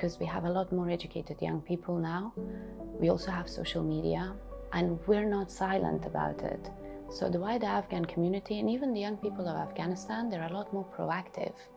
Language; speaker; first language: English; early bilingual, other home language; Persian